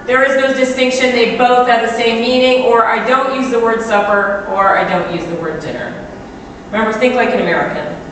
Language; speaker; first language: English; native; English